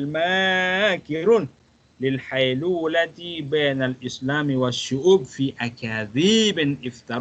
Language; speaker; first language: Arabic; non-native, fluent; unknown